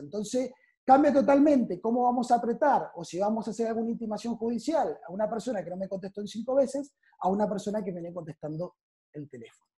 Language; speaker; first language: Spanish; native; Spanish